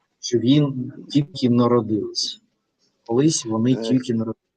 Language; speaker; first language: Ukrainian; non-native, learner; Russian